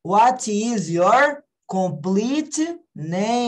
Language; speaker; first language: English; non-native, learner; Portuguese